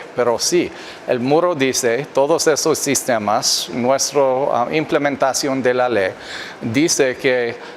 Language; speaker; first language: Spanish; non-native, fluent; English